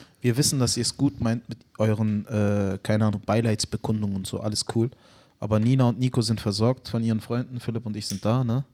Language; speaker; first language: German; early bilingual, other home language; Turkish